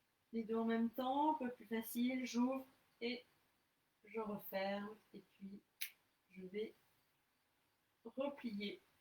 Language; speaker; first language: French; native; French